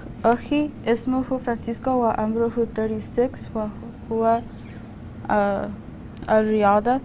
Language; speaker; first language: Arabic; non-native, learner; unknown